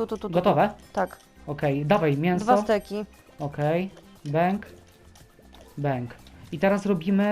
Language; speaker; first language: Polish; native; Polish